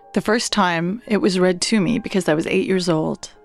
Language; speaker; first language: English; native; English